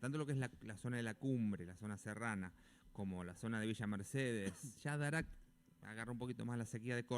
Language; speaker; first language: Spanish; native; Spanish